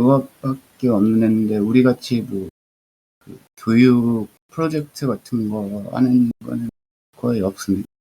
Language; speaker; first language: Korean; early bilingual, heritage; Korean